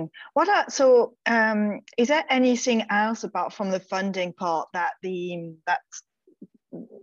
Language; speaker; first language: English; non-native, fluent; French